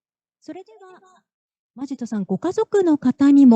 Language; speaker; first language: Japanese; native; Japanese